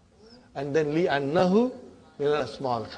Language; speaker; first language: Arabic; non-native, fluent; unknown